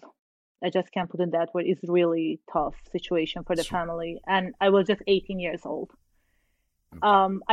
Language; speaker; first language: English; non-native, fluent; Persian